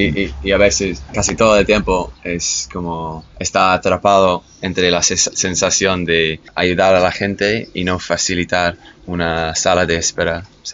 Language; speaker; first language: Spanish; non-native, fluent; English